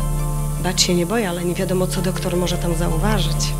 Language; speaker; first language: Polish; native; Polish